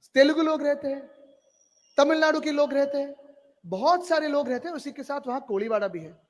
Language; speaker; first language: Hindi; non-native, local second language; Marathi